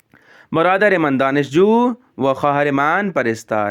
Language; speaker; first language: Persian; non-native, fluent; Urdu